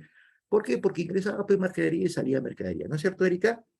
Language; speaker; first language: Spanish; native; Spanish